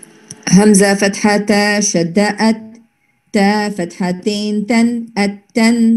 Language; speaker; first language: Arabic; non-native, learner; Urdu